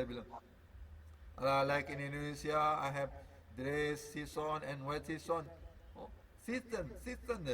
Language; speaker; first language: English; non-native, learner; Sasak